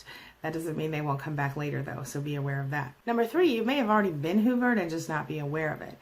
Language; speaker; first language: English; native; English